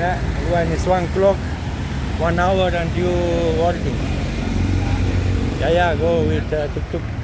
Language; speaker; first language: English; non-native, learner; Slovenian